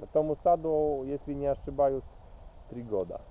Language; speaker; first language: Russian; non-native, fluent; Polish